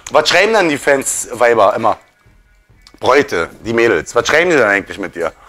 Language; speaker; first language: German; early bilingual, other home language; Turkish